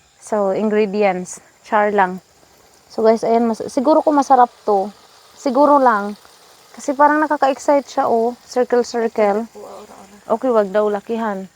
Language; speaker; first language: Filipino; non-native, local second language; Hiligaynon